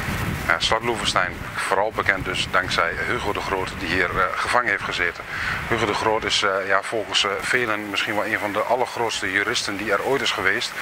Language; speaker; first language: Dutch; native; Dutch